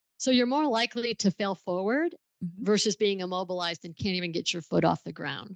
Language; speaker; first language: English; native; English